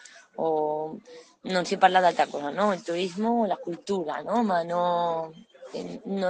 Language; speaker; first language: Italian; non-native, learner; Spanish